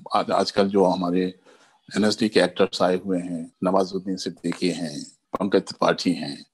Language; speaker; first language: Hindi; early bilingual, other home language; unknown